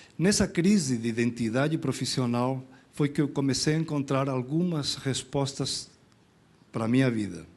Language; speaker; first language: Portuguese; non-native, fluent; Spanish